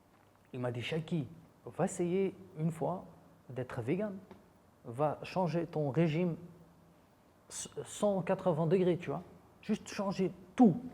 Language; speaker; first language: French; non-native, fluent; Dutch